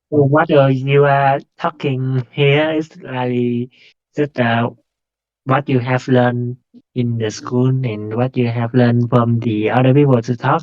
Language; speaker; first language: English; non-native, learner; Vietnamese